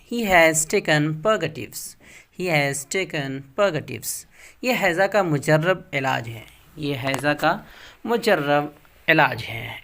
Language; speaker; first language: Urdu; native; Urdu